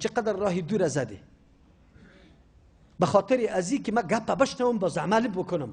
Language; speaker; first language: Persian; native; Persian